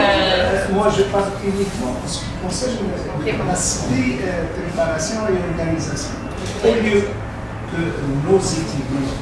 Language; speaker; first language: French; non-native, local second language; Arabic